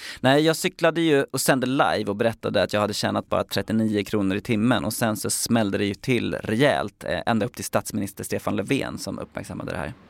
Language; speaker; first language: Swedish; native; Swedish